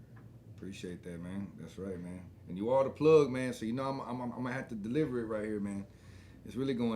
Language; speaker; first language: English; native; English